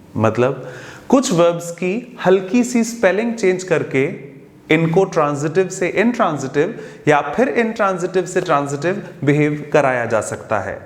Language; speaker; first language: Hindi; native; Hindi